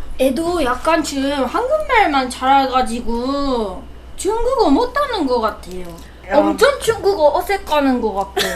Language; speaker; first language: Korean; non-native, fluent; Chinese